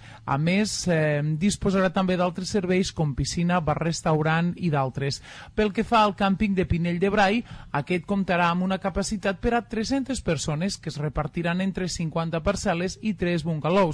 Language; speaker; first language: Catalan; native; Catalan